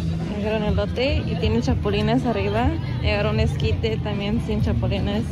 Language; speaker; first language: Spanish; early bilingual, heritage; Spanish